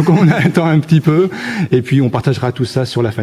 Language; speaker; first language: French; native; French